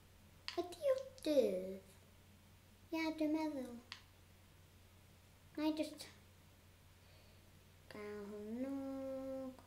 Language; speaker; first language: Welsh; non-native, local second language; English